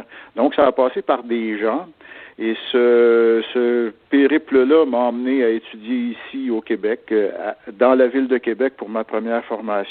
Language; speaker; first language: French; native; French